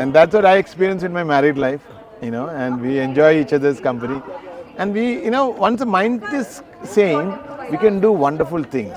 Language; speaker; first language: English; non-native, local second language; Malayalam